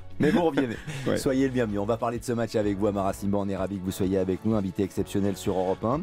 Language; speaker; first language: French; native; French